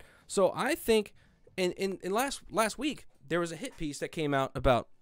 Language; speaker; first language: English; native; English